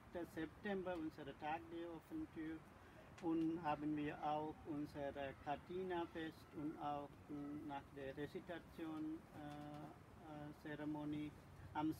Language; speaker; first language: German; non-native, learner; Sinhala